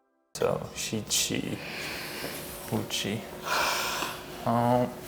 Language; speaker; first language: Chinese; non-native, learner; English